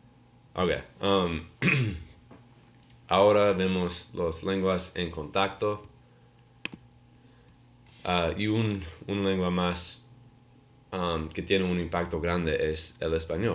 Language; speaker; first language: Spanish; non-native, learner; English